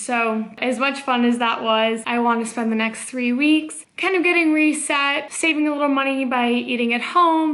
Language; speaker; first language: English; native; English